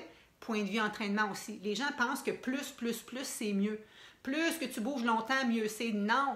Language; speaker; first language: French; native; French